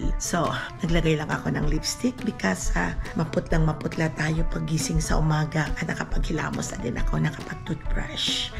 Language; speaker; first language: Filipino; non-native, local second language; Cebuano